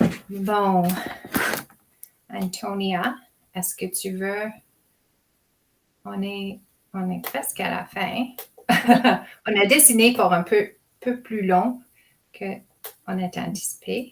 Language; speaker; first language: French; non-native, fluent; English